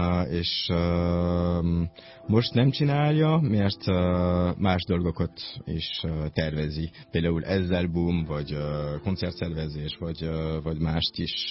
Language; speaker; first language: Hungarian; non-native, learner; French